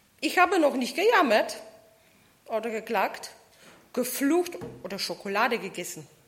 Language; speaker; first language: German; non-native, fluent; Polish